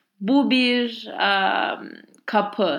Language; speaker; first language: Turkish; non-native, learner; English